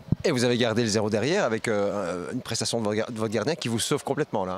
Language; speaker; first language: French; native; French